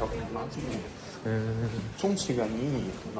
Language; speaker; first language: Korean; non-native, learner; Russian